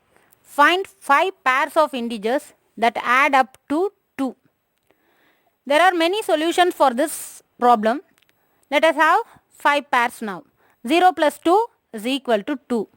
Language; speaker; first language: English; non-native, local second language; Tamil